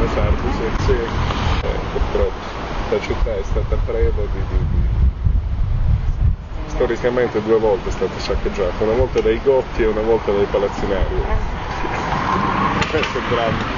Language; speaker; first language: Italian; native; Italian